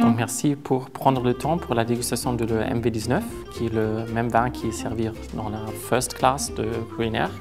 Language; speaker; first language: French; non-native, fluent; German